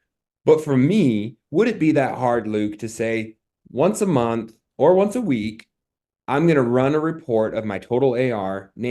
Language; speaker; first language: English; native; English